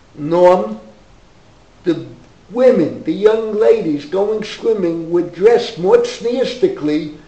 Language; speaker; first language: English; native; English